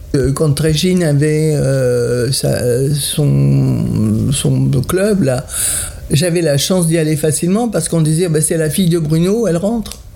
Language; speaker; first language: French; early bilingual, other home language; Italian